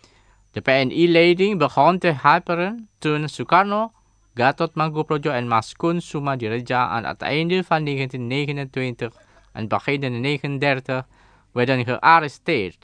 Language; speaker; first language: Dutch; non-native, learner; Indonesian